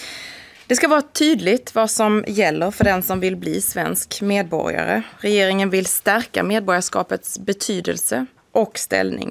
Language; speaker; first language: Swedish; native; Swedish